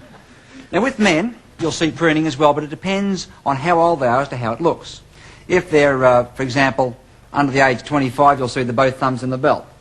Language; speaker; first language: English; native; English